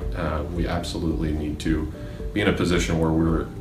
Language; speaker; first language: English; native; English